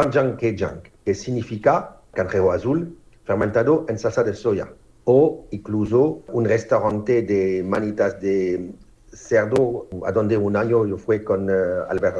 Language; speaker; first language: Spanish; non-native, fluent; French